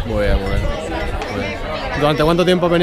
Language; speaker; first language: Spanish; native; Spanish